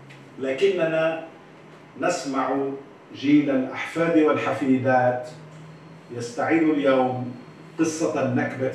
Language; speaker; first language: Arabic; native; Arabic